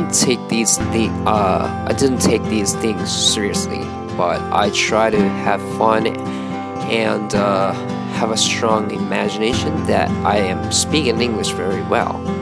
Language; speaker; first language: English; non-native, fluent; Japanese